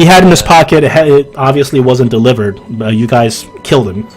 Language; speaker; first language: English; native; English